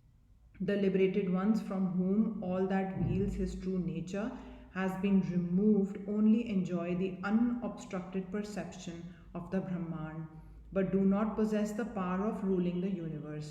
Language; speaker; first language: English; non-native, local second language; Hindi